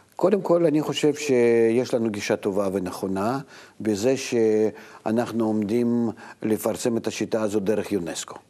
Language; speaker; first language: Hebrew; non-native, fluent; Russian